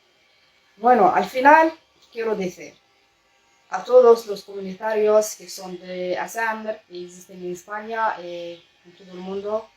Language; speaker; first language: Spanish; non-native, learner; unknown